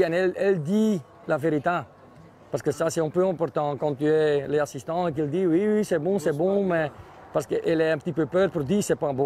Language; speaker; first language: French; non-native, local second language; Dutch